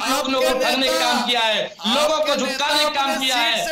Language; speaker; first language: Hindi; native; Hindi